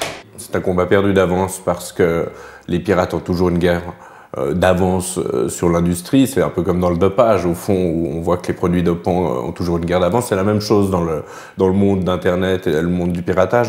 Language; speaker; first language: French; native; French